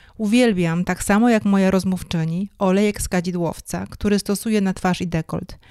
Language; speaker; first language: Polish; native; Polish